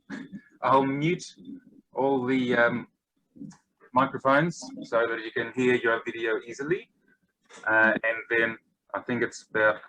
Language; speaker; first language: English; non-native, fluent; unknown